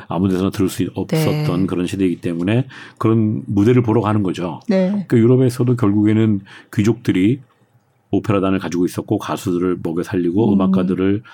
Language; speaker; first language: Korean; native; Korean